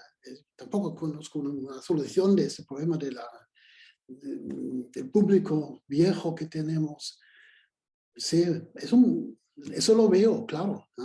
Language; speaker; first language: Spanish; non-native, fluent; German